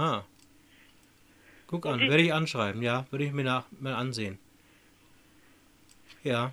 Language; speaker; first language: German; native; German